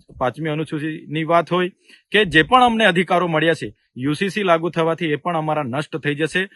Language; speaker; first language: Gujarati; non-native, local second language; Vasavi